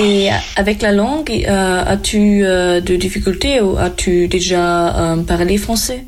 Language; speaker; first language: French; non-native, fluent; German